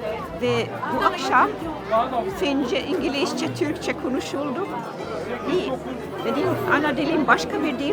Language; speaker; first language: Turkish; non-native, fluent; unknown